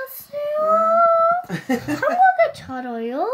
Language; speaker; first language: Korean; non-native, learner; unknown